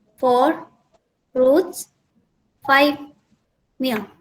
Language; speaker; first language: English; non-native, learner; Indonesian